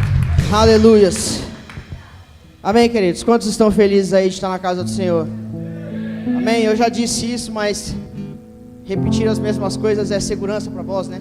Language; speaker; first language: Portuguese; native; Portuguese